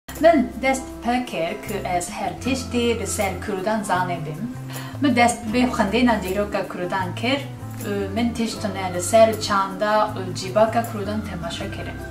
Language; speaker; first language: Kurdish; non-native, learner; Japanese